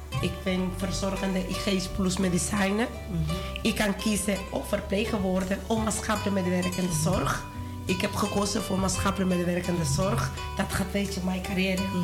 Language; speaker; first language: Dutch; non-native, learner; Spanish